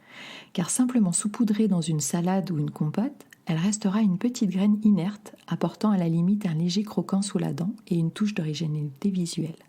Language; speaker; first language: French; native; French